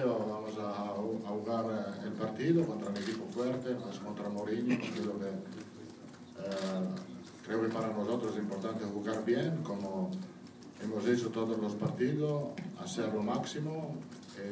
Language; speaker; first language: Spanish; non-native, fluent; Italian